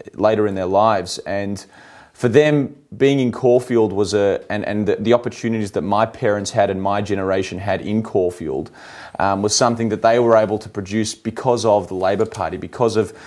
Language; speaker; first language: English; native; English